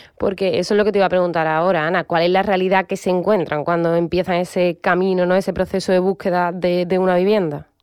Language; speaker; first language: Spanish; native; Spanish